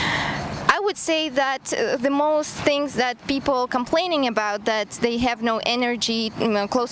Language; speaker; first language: English; non-native, fluent; Kazakh